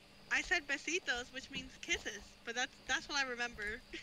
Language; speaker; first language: English; non-native, fluent; Spanish